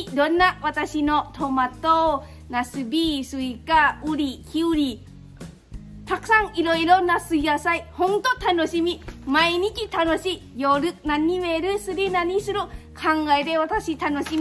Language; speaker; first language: Japanese; non-native, local second language; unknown